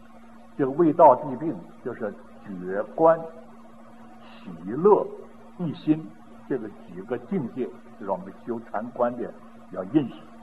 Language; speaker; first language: Chinese; native; Chinese